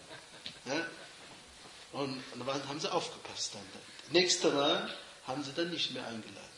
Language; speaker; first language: German; non-native, fluent; Arabic